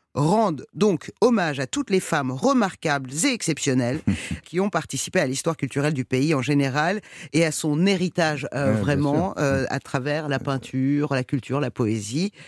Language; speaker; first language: French; non-native, fluent; Persian